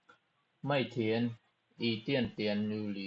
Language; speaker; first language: Chinese; non-native, fluent; Khmer